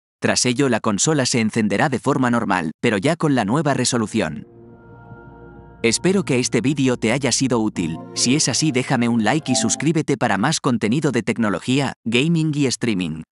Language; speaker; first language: Spanish; native; Spanish